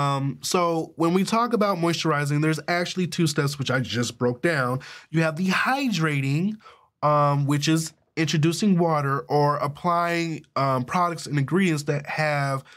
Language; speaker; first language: English; native; English